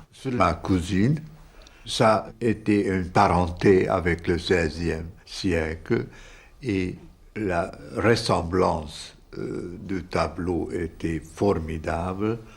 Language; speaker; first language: French; non-native, fluent; Hungarian